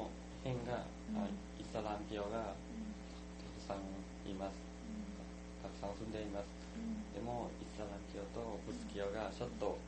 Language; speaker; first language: Japanese; non-native, learner; Thai